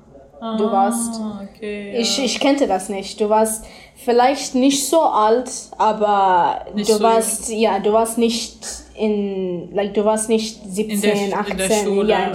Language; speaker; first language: German; non-native, learner; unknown